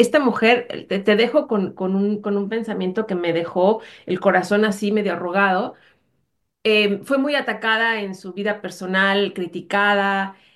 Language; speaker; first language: Spanish; native; Spanish